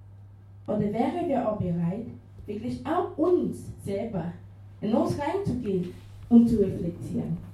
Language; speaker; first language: German; non-native, fluent; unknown